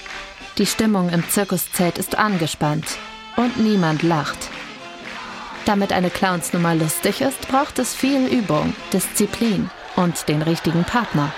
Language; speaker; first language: German; native; German